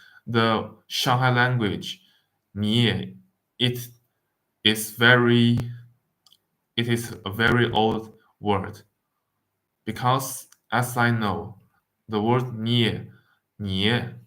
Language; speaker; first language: English; non-native, fluent; Wu Chinese